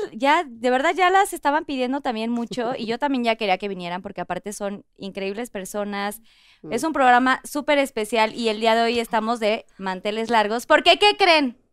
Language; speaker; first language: Spanish; native; Spanish